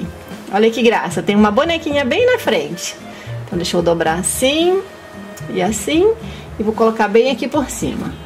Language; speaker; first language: Portuguese; native; Portuguese